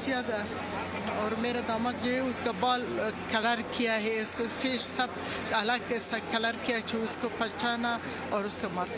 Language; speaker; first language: Hindi; non-native, learner; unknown